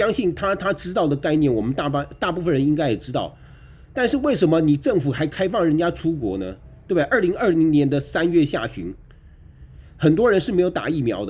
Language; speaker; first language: Chinese; native; Chinese